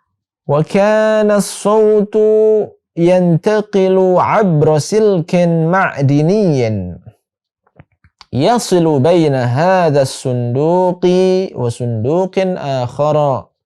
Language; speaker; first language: Arabic; non-native, fluent; Indonesian